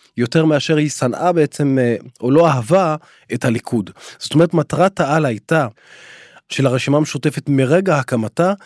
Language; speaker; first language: Hebrew; non-native, local second language; Arabic